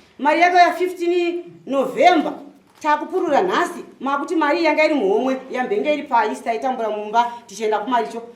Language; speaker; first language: Shona; native; Shona